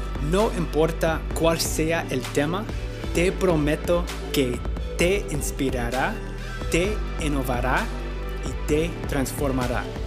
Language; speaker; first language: Spanish; non-native, fluent; English